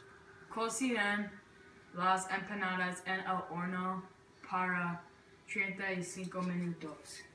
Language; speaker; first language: Spanish; non-native, learner; English